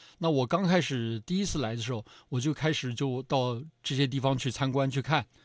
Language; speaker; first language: Chinese; native; Chinese